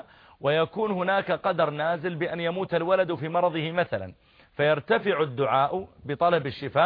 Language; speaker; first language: Arabic; native; Arabic